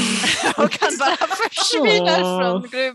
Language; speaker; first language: Swedish; non-native, fluent; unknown